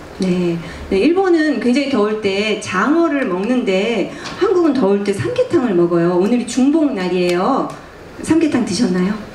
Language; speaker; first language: Korean; native; Korean